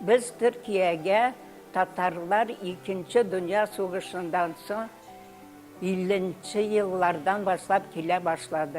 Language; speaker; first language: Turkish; non-native, learner; Tatar